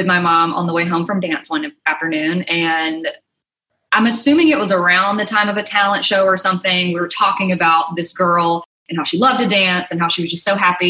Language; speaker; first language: English; native; English